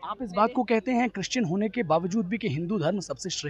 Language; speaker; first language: Hindi; native; Hindi